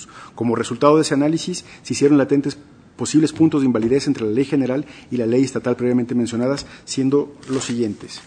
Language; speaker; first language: Spanish; native; Spanish